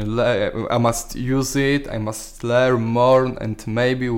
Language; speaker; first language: English; non-native, learner; Polish